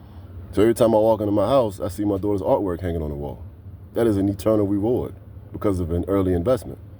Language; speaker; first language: English; native; English